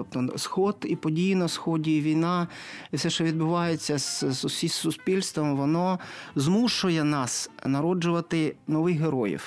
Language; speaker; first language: Ukrainian; non-native, local second language; Russian